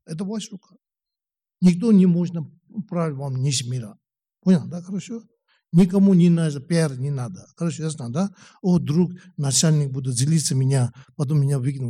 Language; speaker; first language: Russian; non-native, learner; Tibetan